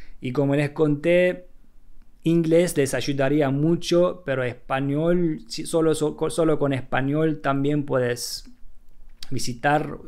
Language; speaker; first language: Spanish; non-native, fluent; Turkish